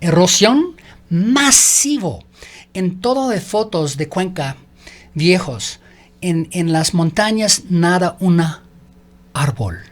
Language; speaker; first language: Spanish; non-native, learner; English